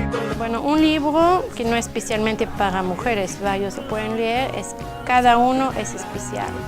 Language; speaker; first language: Spanish; non-native, fluent; French